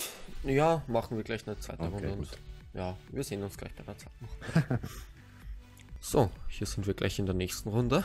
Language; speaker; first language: German; native; German